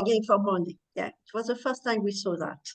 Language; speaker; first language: English; non-native, learner; French